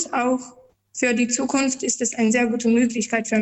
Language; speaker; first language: German; non-native, learner; Albanian